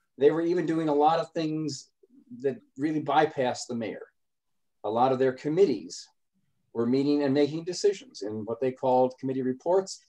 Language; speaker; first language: English; native; English